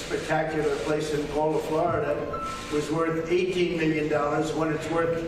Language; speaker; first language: English; native; English